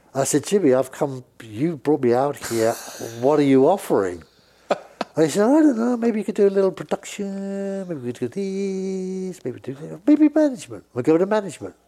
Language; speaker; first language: English; native; English